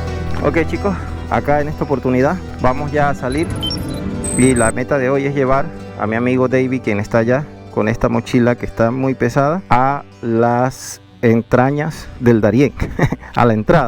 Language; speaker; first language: Spanish; native; Spanish